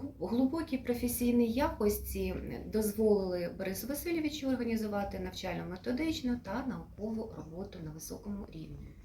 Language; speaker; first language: Ukrainian; native; Ukrainian